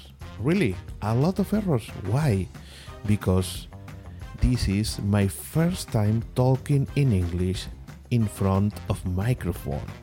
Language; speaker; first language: English; non-native, learner; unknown